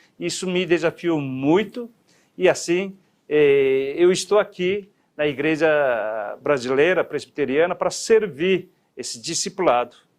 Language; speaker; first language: Portuguese; non-native, fluent; Korean